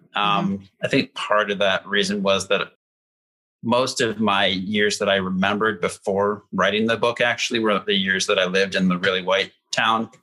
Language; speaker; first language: English; native; English